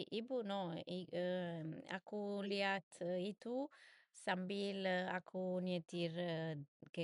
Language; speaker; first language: Indonesian; non-native, learner; English